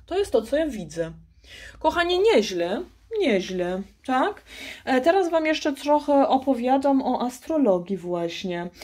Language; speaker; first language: Polish; early bilingual, heritage; Polish